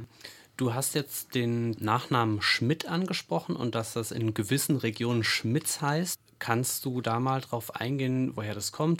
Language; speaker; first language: German; native; German